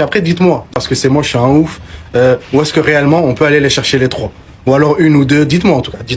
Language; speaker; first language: French; native; French